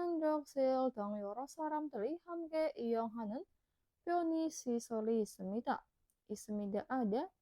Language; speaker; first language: Korean; non-native, learner; Indonesian